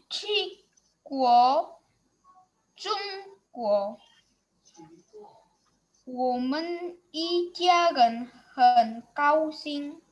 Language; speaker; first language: Chinese; non-native, learner; Indonesian